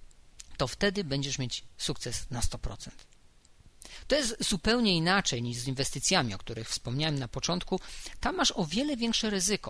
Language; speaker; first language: Polish; native; Polish